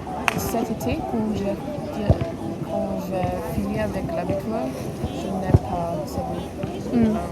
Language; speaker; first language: French; non-native, learner; German